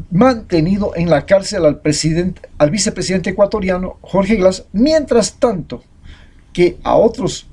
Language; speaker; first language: Spanish; native; Spanish